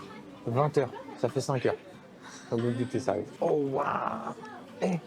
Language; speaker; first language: French; native; French